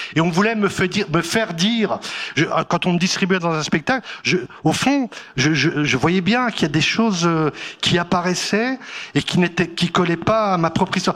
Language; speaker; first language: French; non-native, local second language; Arabic